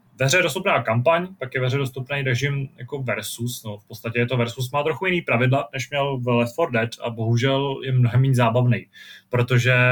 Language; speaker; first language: Czech; native; Czech